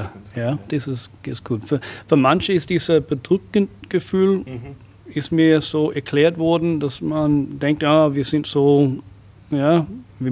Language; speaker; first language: German; non-native, fluent; English